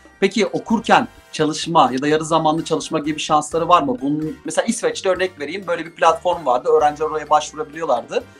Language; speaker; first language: Turkish; native; Turkish